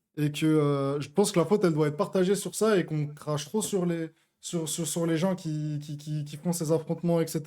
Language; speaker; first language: French; native; French